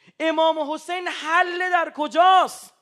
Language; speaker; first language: Persian; native; Persian